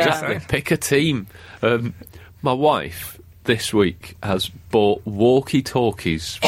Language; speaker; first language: English; native; English